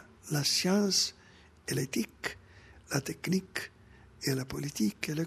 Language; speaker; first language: French; non-native, fluent; Italian